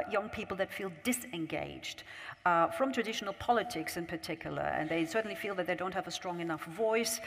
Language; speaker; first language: English; non-native, fluent; German